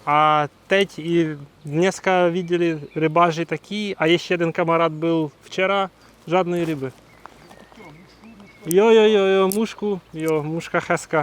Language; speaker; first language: Czech; non-native, learner; Ukrainian